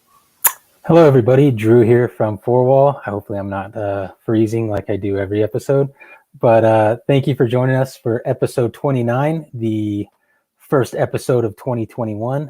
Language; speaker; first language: English; native; English